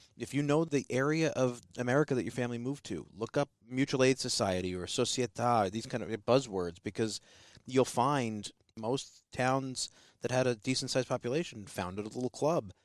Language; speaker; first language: English; native; English